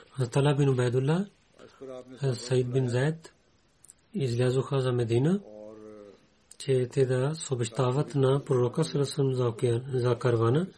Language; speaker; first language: Bulgarian; non-native, learner; Urdu